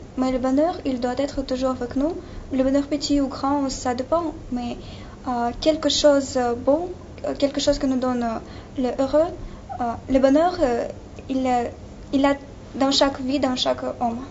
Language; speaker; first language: French; non-native, learner; Russian